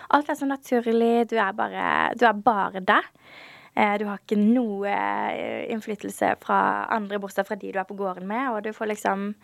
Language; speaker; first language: Norwegian; native; Norwegian